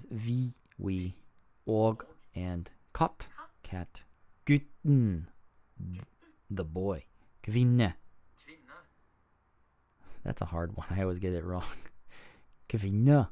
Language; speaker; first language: Norwegian; non-native, learner; English